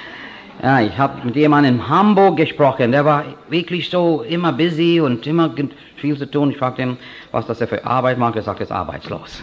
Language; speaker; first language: German; non-native, fluent; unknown